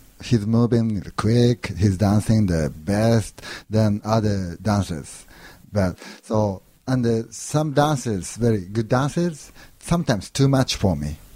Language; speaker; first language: English; non-native, learner; Japanese